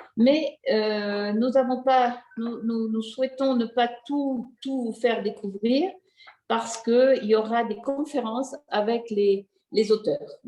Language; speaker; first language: French; native; French